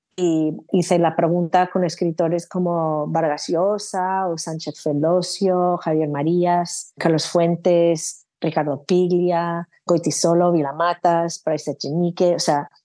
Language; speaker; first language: Spanish; non-native, fluent; English